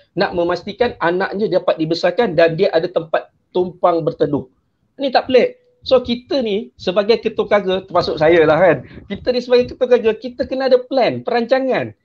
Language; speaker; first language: Malay; native; Malay